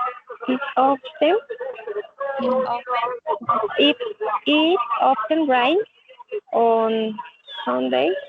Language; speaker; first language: English; non-native, learner; Spanish